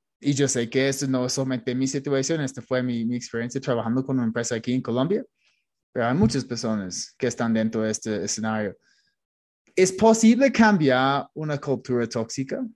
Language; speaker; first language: Spanish; non-native, fluent; English